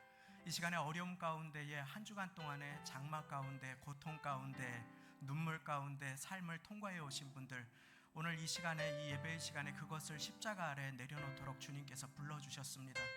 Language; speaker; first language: Korean; native; Korean